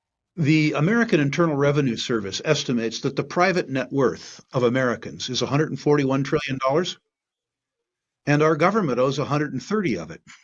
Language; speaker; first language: English; native; English